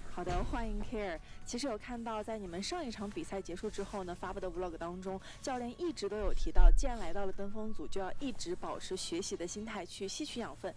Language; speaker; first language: Chinese; native; Chinese